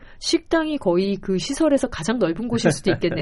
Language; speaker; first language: Korean; native; Korean